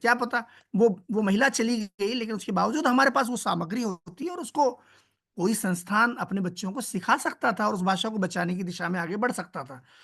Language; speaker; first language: Hindi; native; Hindi